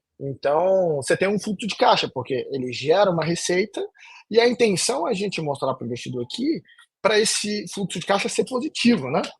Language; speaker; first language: Portuguese; native; Portuguese